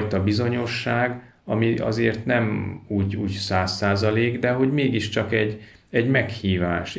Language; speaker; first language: Hungarian; native; Hungarian